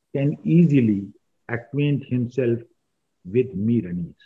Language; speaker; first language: English; non-native, local second language; Urdu